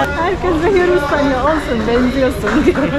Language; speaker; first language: Turkish; non-native, fluent; Slovenian